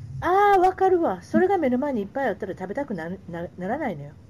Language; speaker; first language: Japanese; native; Japanese